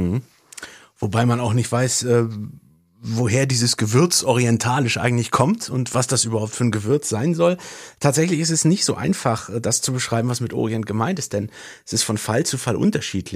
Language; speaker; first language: German; native; German